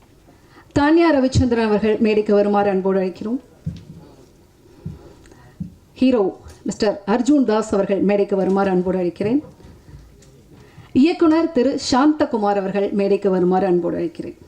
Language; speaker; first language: Tamil; native; Tamil